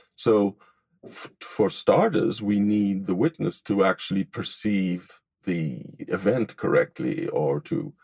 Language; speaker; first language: English; non-native, fluent; Hebrew